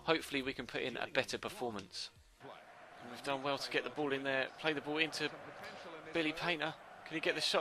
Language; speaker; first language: English; native; English